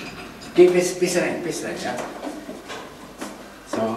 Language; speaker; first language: German; non-native, fluent; Czech